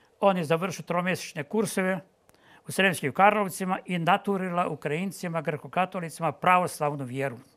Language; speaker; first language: Bosnian; non-native, local second language; Ukrainian